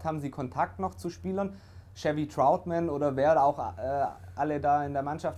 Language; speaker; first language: German; native; German